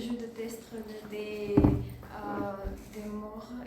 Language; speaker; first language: French; non-native, learner; Bulgarian